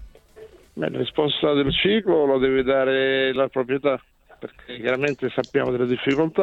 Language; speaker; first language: Italian; native; Italian